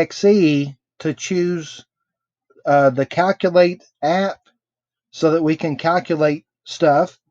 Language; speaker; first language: English; native; English